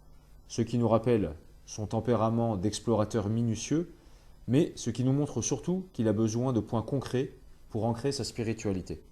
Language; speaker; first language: French; native; French